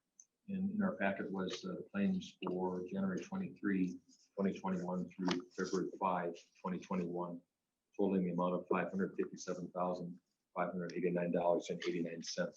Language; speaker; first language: English; native; English